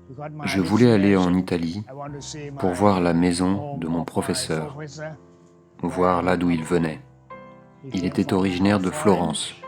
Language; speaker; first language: French; non-native, learner; Thai